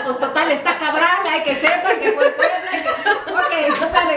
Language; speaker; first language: Spanish; native; Spanish